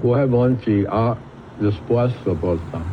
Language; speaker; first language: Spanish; non-native, learner; English